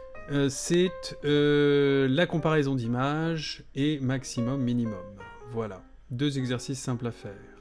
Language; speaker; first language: French; native; French